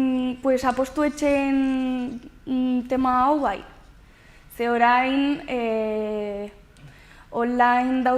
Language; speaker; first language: Basque; non-native, local second language; Spanish